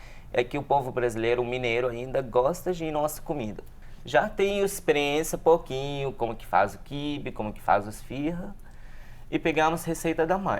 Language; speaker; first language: Portuguese; non-native, learner; Arabic